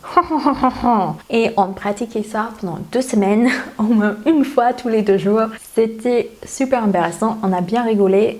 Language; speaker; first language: French; non-native, fluent; English